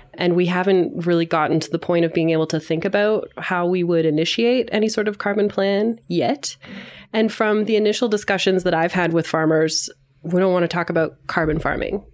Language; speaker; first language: English; native; English